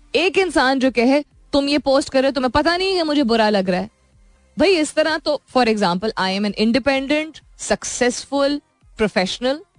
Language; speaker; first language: Urdu; native; Urdu